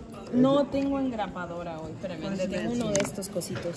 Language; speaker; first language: Spanish; early bilingual, heritage; Spanish